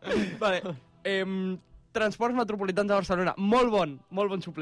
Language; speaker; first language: Catalan; native; Catalan